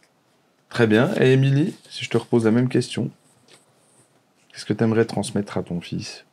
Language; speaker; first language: French; native; French